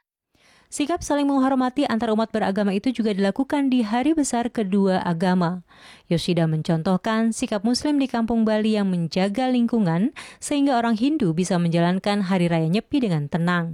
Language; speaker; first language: Indonesian; native; Indonesian